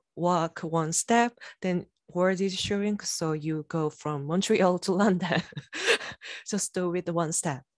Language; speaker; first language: English; non-native, fluent; Korean